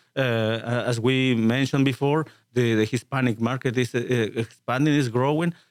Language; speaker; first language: English; non-native, fluent; Spanish